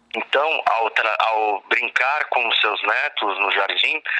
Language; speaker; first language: Portuguese; native; Portuguese